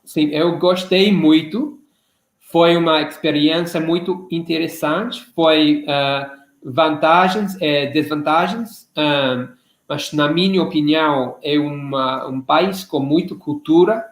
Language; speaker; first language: Portuguese; non-native, learner; English